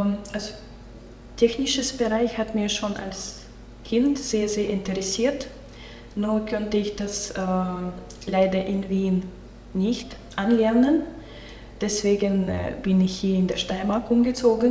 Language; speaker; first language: German; non-native, local second language; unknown